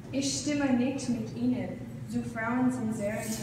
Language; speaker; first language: German; non-native, learner; English